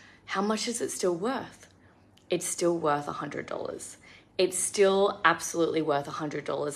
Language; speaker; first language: English; native; English